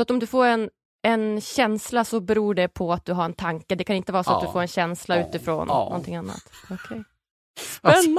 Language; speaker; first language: Swedish; native; Swedish